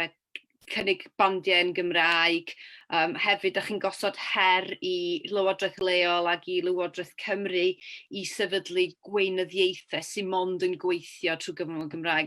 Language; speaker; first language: Welsh; native; Welsh